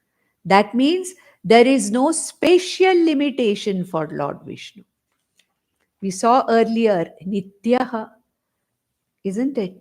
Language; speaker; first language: English; non-native, local second language; Konkani